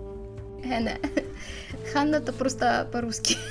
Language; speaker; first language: Russian; non-native, learner; Arabic